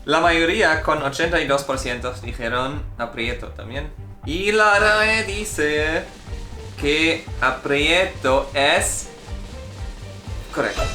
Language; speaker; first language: Spanish; non-native, fluent; English